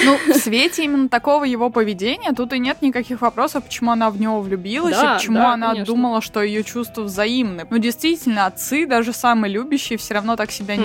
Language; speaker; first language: Russian; native; Russian